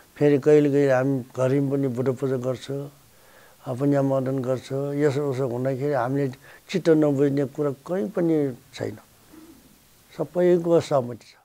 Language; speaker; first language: Nepali; non-native, local second language; Newari